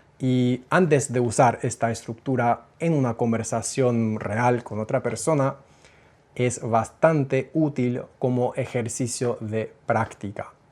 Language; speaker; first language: Spanish; non-native, fluent; English